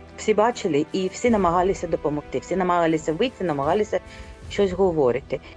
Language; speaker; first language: Ukrainian; native; Ukrainian